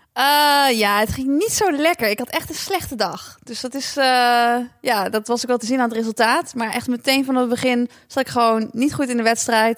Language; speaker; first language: Dutch; native; Dutch